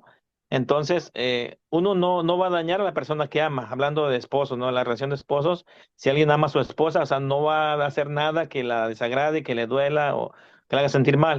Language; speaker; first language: Spanish; native; Spanish